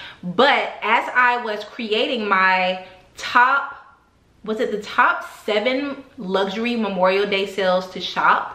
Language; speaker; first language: English; native; English